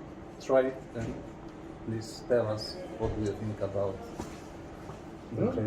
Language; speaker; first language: English; non-native, fluent; Bulgarian